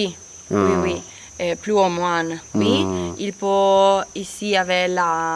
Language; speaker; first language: French; non-native, learner; Italian